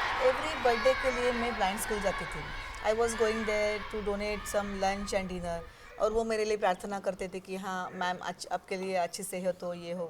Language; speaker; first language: Hindi; non-native, local second language; Marathi